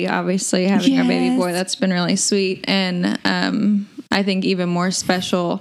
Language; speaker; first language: English; native; English